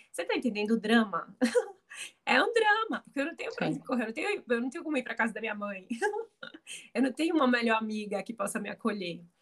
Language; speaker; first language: Portuguese; native; Portuguese